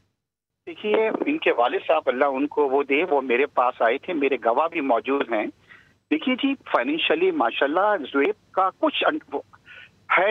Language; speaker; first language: Urdu; native; Urdu